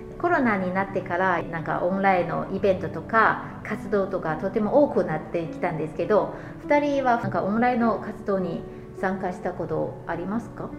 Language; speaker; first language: Japanese; non-native, fluent; Chinese